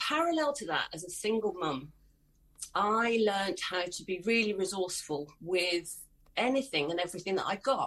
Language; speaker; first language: English; native; English